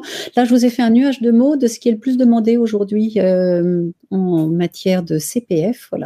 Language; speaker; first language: French; native; French